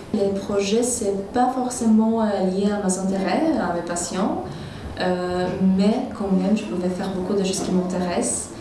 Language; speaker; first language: French; non-native, fluent; Polish